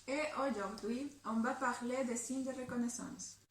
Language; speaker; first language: French; non-native, fluent; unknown